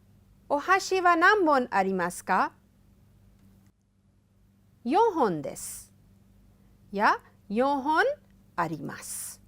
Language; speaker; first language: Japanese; non-native, fluent; Hindi